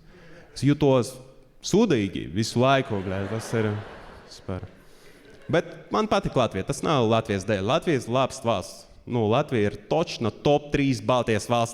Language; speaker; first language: Latvian; early bilingual, other home language; Russian